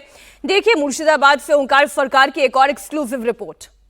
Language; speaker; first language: Hindi; native; Hindi